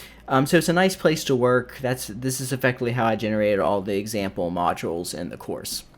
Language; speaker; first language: English; native; English